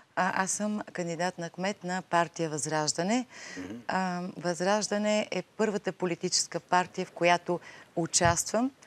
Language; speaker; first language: Bulgarian; native; Bulgarian